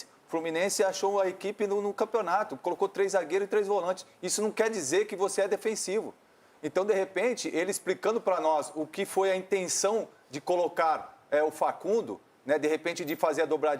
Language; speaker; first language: Portuguese; native; Portuguese